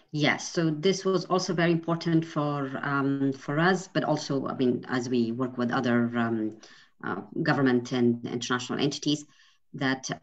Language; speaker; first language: English; non-native, fluent; Persian